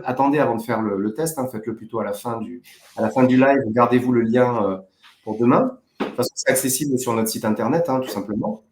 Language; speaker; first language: French; native; French